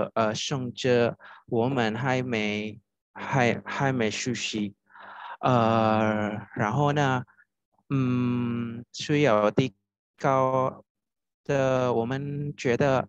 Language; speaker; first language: Chinese; non-native, fluent; Indonesian